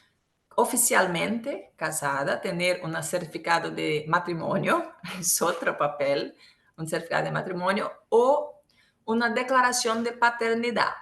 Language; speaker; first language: Spanish; non-native, local second language; Portuguese